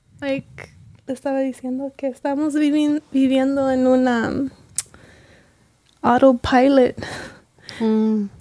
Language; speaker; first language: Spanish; early bilingual, heritage; Spanish